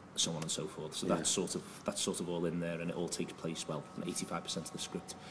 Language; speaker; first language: English; native; English